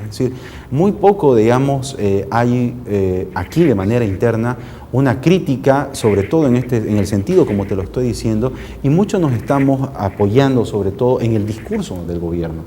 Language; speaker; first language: Spanish; native; Spanish